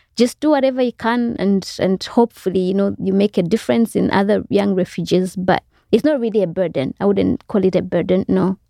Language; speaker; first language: English; non-native, local second language; Kinyarwanda